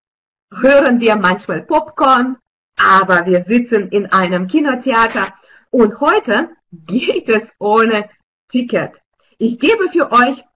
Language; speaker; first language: German; non-native, fluent; Russian